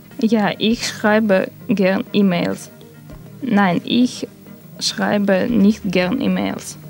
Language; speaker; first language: German; non-native, learner; Russian